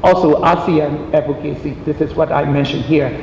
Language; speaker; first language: English; non-native, fluent; Burmese